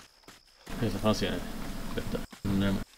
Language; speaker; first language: Swedish; native; Swedish